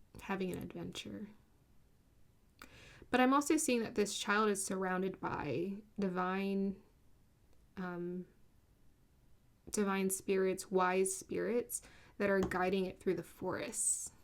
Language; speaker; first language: English; native; English